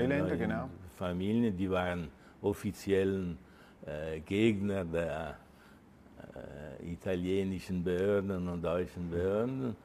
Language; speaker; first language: German; early bilingual, heritage; Italian